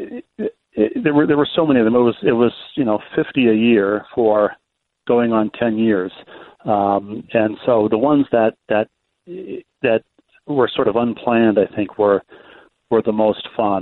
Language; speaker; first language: English; native; English